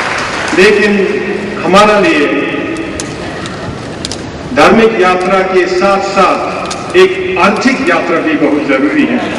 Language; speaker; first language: Hindi; non-native, fluent; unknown